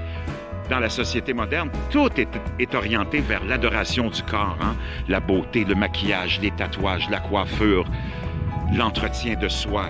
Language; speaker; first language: French; native; French